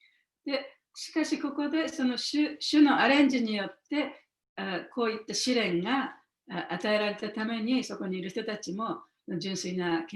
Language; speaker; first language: Japanese; native; Japanese